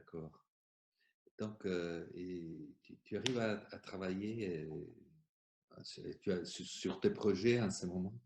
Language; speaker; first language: French; non-native, fluent; Italian